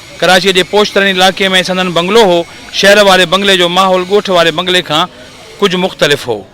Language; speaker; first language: Sindhi; native; Sindhi